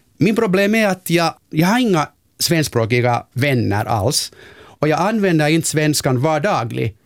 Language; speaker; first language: Swedish; non-native, local second language; Finnish